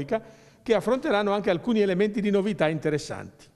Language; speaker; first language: Italian; native; Italian